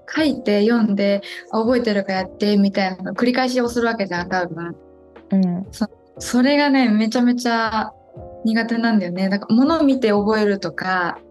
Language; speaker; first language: Japanese; non-native, local second language; Portuguese